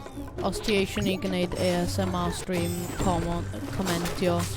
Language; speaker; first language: Welsh; non-native, local second language; English